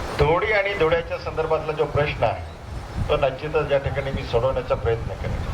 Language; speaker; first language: Marathi; non-native, local second language; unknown